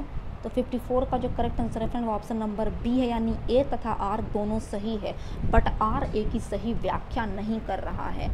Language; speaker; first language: Hindi; native; Hindi